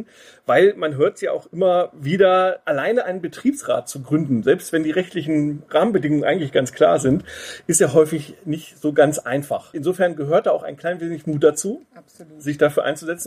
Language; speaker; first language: German; native; German